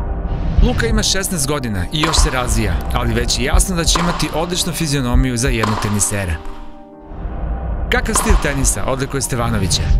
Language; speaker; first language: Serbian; early bilingual, heritage; English